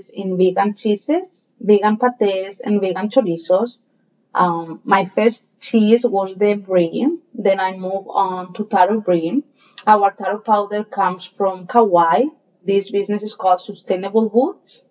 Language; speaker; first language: English; non-native, fluent; Spanish